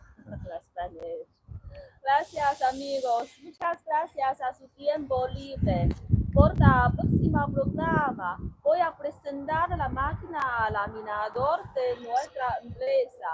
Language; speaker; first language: Spanish; non-native, learner; Chinese